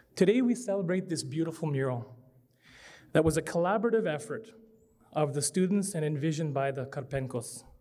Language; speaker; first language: English; early bilingual, other home language; Ukrainian